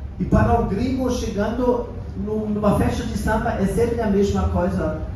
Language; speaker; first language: Portuguese; non-native, fluent; German